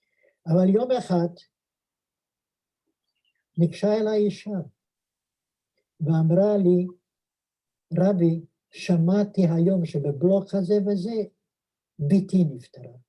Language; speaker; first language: Hebrew; non-native, fluent; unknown